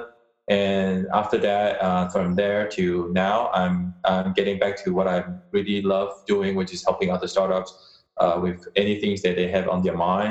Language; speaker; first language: English; non-native, local second language; Chinese